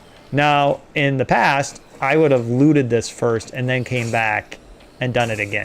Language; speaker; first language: English; native; English